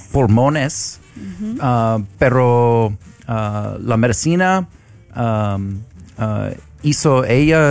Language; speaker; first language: Spanish; non-native, learner; English